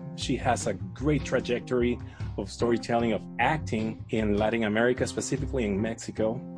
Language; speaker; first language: English; non-native, fluent; Spanish